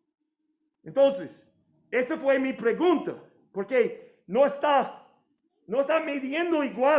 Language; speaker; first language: Spanish; non-native, fluent; English